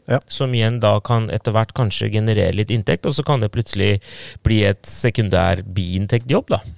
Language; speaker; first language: Norwegian; non-native, fluent; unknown